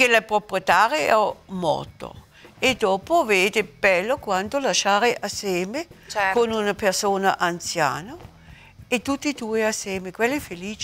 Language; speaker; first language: Italian; non-native, learner; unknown